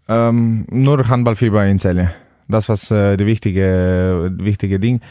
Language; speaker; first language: German; non-native, learner; Slovenian